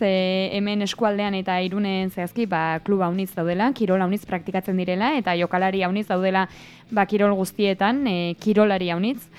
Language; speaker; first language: Basque; native; Basque